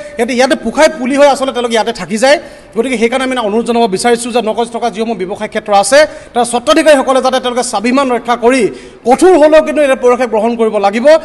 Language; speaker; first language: Assamese; native; Assamese